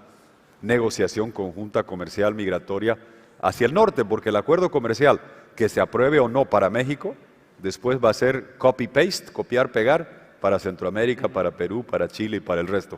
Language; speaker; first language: Spanish; native; Spanish